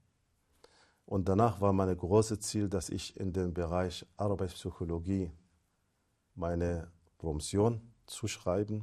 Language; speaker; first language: German; non-native, fluent; Arabic